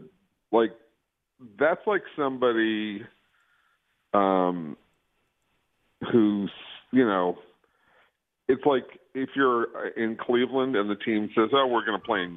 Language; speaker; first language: English; native; English